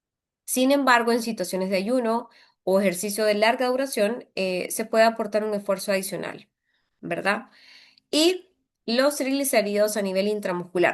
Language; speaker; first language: Spanish; native; Spanish